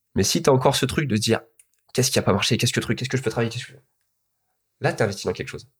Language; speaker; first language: French; native; French